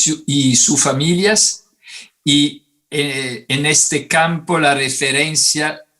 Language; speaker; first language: Spanish; non-native, fluent; Italian